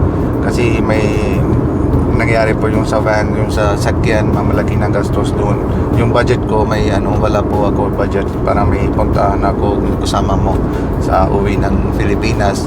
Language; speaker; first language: Filipino; non-native, learner; Punjabi